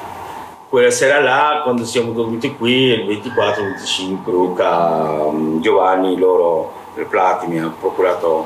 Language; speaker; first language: Italian; non-native, fluent; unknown